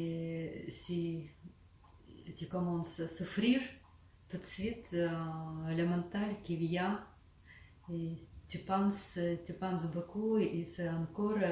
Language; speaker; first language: French; non-native, learner; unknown